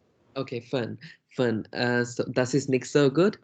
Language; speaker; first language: German; non-native, learner; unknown